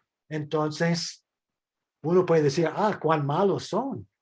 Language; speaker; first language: Spanish; non-native, fluent; English